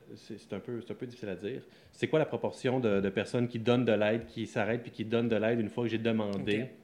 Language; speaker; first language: French; native; French